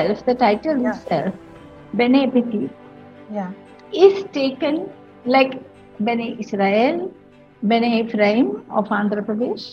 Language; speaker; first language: English; non-native, local second language; Marathi